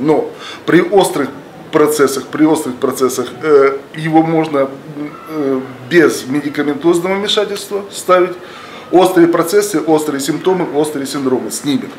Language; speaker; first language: Russian; native; Russian